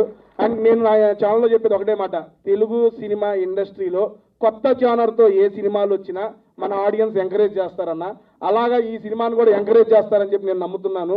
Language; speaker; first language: Telugu; native; Telugu